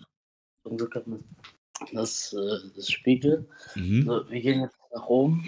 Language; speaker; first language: German; non-native, learner; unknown